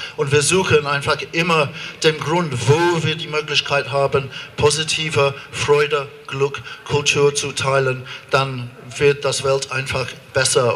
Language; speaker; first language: German; non-native, fluent; English